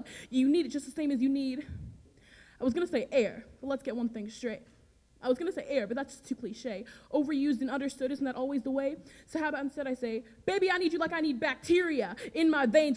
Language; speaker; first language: English; native; English